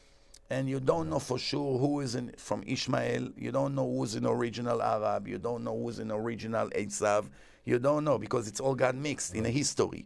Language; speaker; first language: English; non-native, fluent; Hebrew